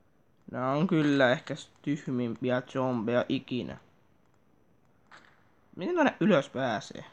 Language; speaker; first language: Finnish; native; Finnish